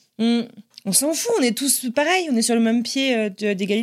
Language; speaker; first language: French; native; French